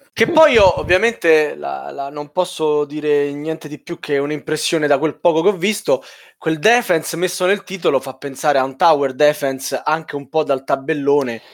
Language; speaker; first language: Italian; native; Italian